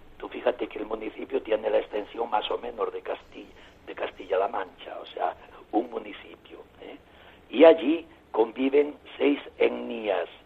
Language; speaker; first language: Spanish; native; Spanish